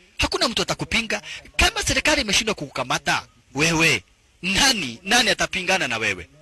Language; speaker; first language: Swahili; native; Swahili